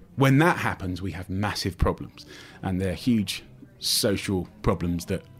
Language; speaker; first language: English; native; English